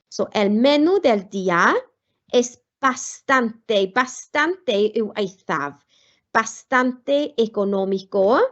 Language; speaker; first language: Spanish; non-native, fluent; Welsh